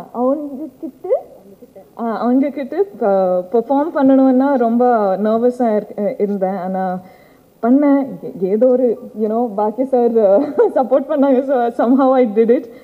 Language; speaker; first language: Tamil; non-native, learner; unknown